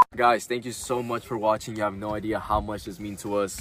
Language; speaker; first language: English; early bilingual, other home language; Spanish